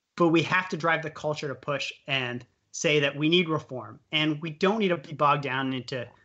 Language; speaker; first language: English; native; English